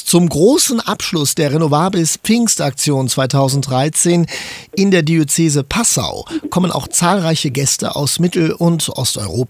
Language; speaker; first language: German; native; German